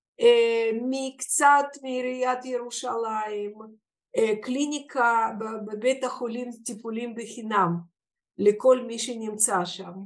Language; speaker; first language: Hebrew; non-native, fluent; Russian